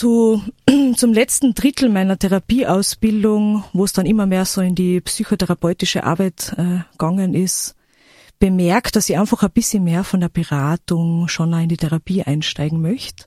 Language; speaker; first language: German; native; German